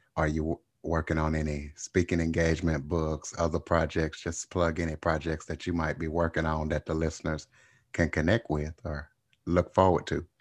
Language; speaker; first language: English; native; English